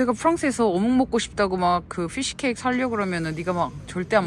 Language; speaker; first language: Korean; native; Korean